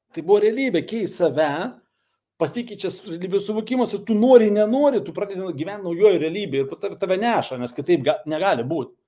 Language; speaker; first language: Lithuanian; non-native, local second language; Russian